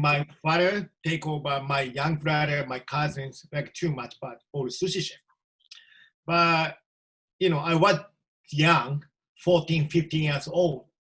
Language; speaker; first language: English; non-native, learner; Japanese